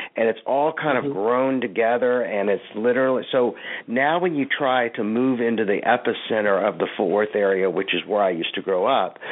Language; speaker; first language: English; native; English